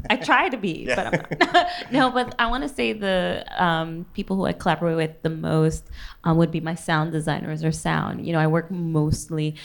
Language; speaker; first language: English; native; English